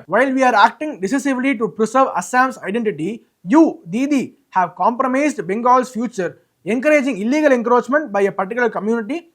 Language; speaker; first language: English; non-native, local second language; Tamil